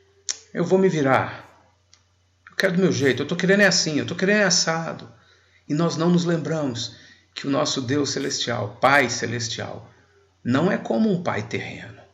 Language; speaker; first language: Portuguese; native; Portuguese